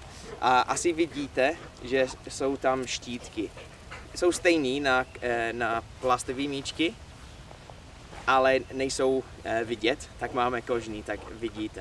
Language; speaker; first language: Czech; non-native, learner; English